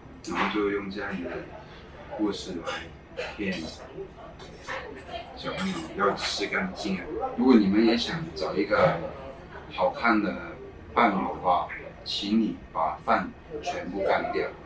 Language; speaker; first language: Chinese; non-native, local second language; Cantonese